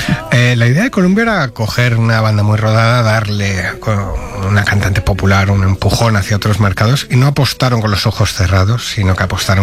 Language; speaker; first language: Spanish; native; Spanish